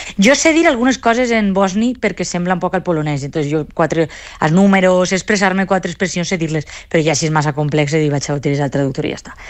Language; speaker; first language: Catalan; native; Catalan